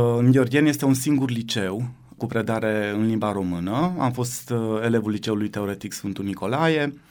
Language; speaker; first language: Romanian; native; Romanian